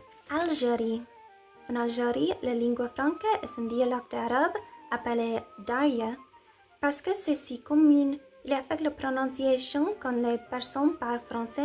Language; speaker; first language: French; non-native, learner; English